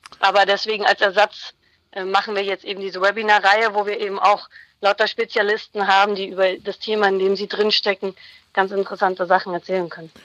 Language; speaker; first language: German; native; German